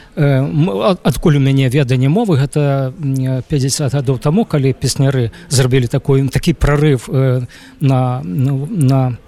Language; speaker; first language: Belarusian; non-native, fluent; Ukrainian